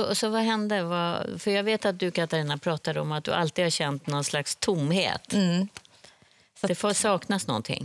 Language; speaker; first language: Swedish; native; Swedish